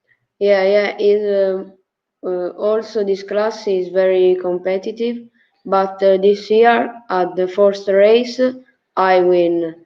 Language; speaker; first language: English; non-native, learner; Italian